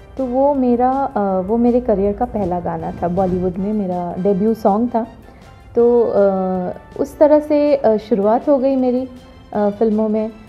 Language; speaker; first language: Hindi; non-native, local second language; Bangla